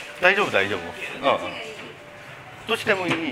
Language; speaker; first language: Japanese; non-native, learner; Korean